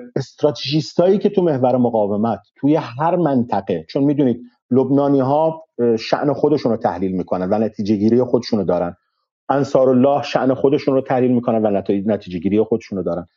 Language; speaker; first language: Persian; non-native, local second language; Arabic